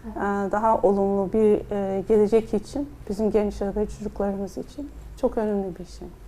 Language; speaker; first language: Turkish; non-native, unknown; English